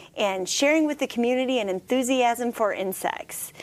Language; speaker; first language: English; native; English